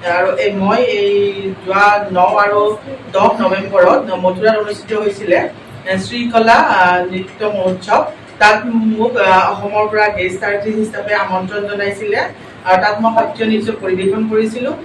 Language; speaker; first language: Assamese; native; Assamese